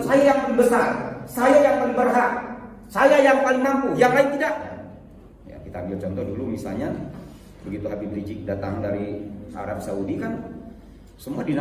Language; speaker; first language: Indonesian; native; Indonesian